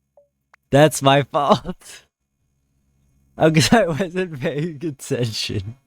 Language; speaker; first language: English; native; English